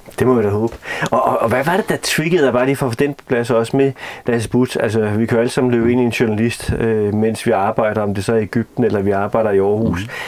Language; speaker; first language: Danish; native; Danish